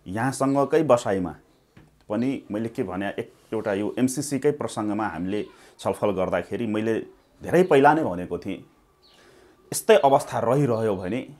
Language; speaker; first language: Nepali; non-native, local second language; Maithili